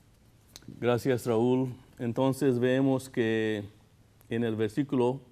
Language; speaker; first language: Spanish; non-native, fluent; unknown